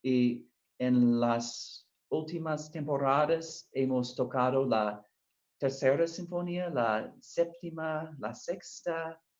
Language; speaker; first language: Spanish; non-native, fluent; English